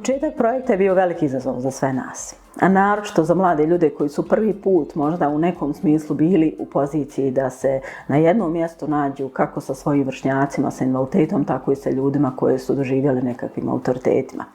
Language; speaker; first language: Bosnian; native; Bosnian